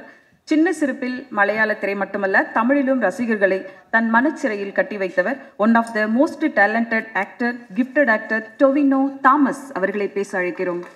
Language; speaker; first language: Tamil; native; Tamil